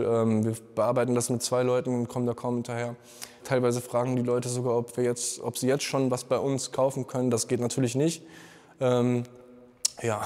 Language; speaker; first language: German; native; German